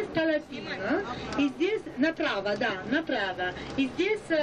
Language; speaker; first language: Russian; non-native, fluent; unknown